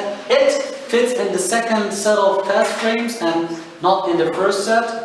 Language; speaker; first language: English; non-native, fluent; Turkish